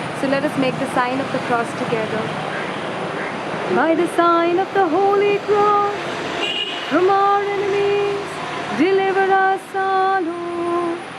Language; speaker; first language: English; non-native, local second language; Malayalam